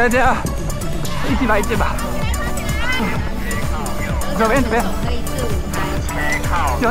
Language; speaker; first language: Chinese; non-native, learner; Japanese